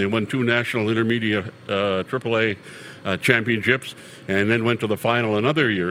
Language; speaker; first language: English; native; English